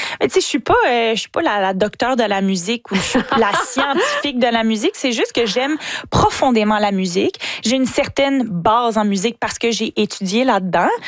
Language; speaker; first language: French; native; French